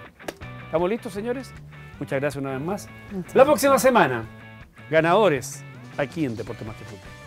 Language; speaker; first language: Spanish; native; Spanish